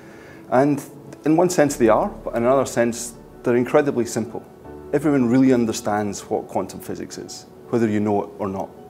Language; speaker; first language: English; native; English